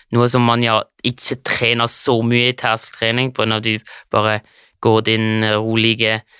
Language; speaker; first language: Norwegian; early bilingual, heritage; Norwegian